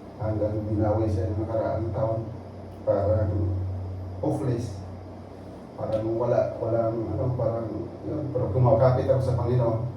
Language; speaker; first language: Filipino; non-native, local second language; Cebuano